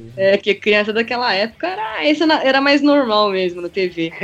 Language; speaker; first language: Portuguese; early bilingual, other home language; Japanese